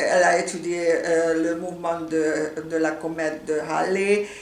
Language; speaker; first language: French; non-native, fluent; Hungarian